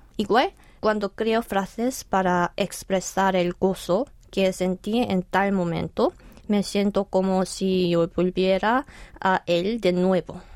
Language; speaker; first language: Spanish; non-native, fluent; Korean